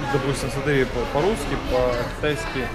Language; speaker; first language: Russian; native; Russian